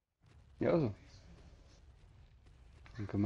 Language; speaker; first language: German; native; German